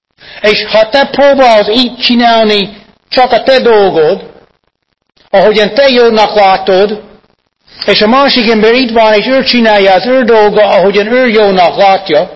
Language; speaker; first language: Hungarian; non-native, fluent; English